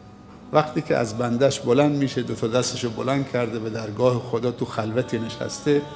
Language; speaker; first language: Persian; native; Persian